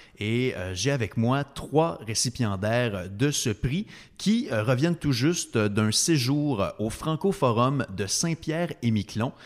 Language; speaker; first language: French; native; French